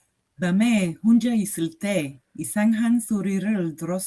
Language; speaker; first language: Korean; non-native, learner; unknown